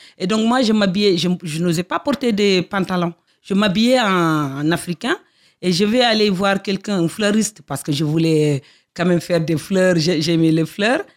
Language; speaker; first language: French; non-native, local second language; Fula